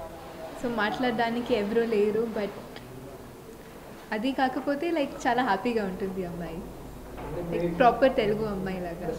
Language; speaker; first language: Telugu; non-native, local second language; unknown